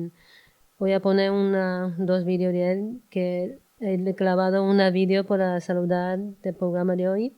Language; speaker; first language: Spanish; non-native, learner; Chinese